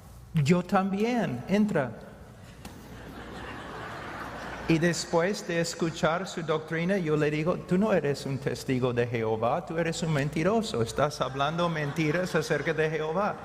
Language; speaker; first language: Spanish; non-native, fluent; English